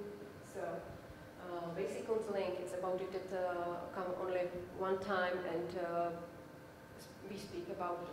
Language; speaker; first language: English; non-native, learner; Czech